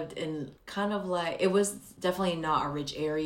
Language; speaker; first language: English; early bilingual, other home language; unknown